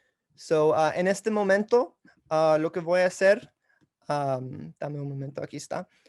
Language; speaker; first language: Spanish; early bilingual, heritage; English